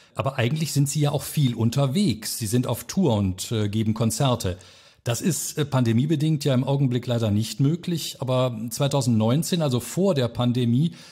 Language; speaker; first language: German; native; German